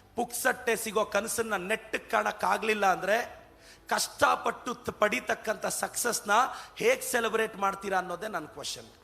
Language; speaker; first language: Kannada; native; Kannada